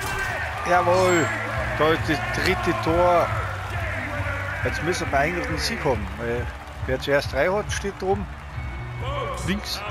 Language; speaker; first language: German; native; German